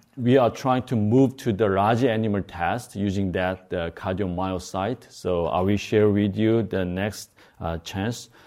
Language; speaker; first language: English; non-native, fluent; Korean